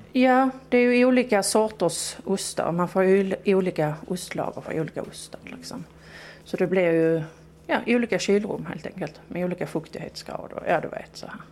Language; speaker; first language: Swedish; native; Swedish